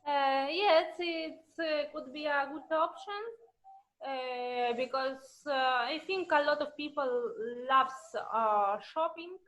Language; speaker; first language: English; non-native, learner; Russian